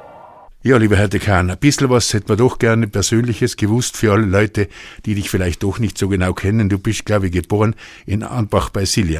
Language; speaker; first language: German; native; German